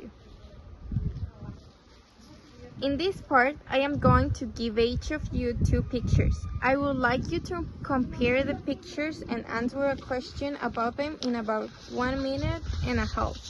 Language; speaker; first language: English; non-native, fluent; Spanish